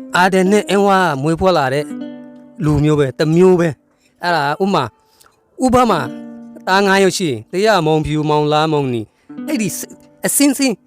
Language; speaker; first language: Burmese; non-native, local second language; Rohingya